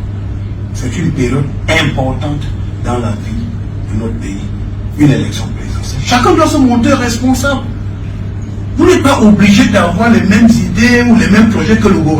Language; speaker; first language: French; non-native, local second language; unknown